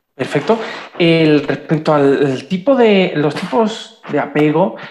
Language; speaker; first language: Spanish; native; Spanish